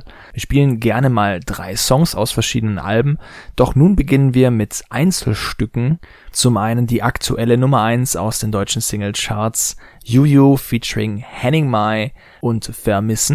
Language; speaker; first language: German; native; German